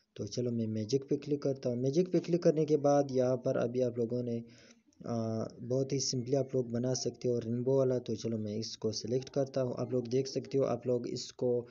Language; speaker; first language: Urdu; non-native, local second language; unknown